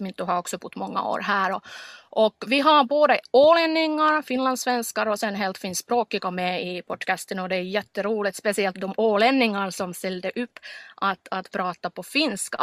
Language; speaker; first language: Swedish; non-native, local second language; Finnish